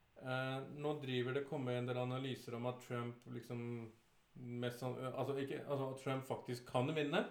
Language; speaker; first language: Norwegian; early bilingual, other home language; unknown